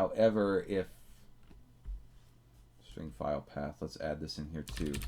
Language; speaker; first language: English; native; English